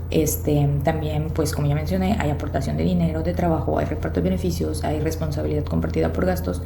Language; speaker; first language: Spanish; native; Spanish